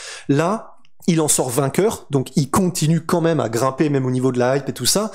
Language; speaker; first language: French; native; French